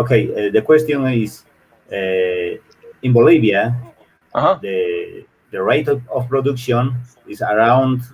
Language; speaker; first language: English; non-native, learner; Spanish